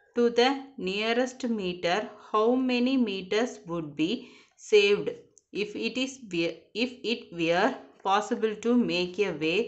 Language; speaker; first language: English; non-native, local second language; Tamil